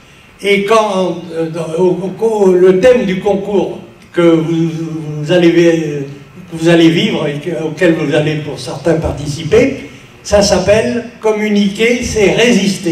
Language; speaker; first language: French; native; French